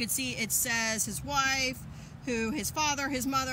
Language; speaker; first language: English; native; English